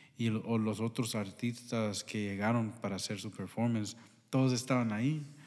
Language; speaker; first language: Spanish; early bilingual, heritage; Spanish